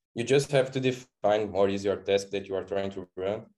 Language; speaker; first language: English; non-native, fluent; Portuguese